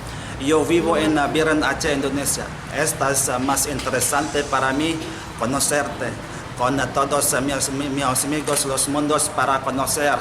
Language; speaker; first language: Spanish; non-native, learner; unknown